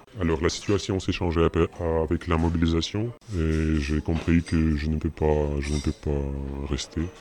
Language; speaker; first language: French; non-native, learner; Russian